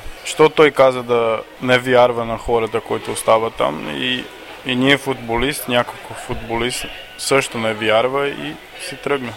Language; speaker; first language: Bulgarian; non-native, learner; Portuguese